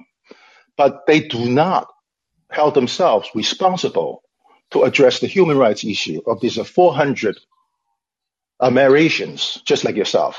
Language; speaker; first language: English; non-native, fluent; Chinese